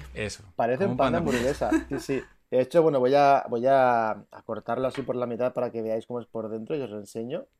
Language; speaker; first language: Spanish; native; Spanish